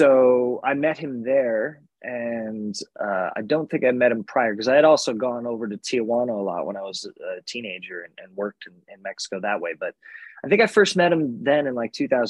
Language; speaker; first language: English; native; English